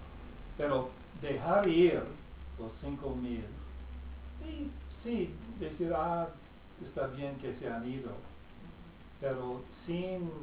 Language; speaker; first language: Spanish; non-native, fluent; English